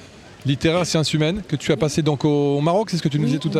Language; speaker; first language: French; native; French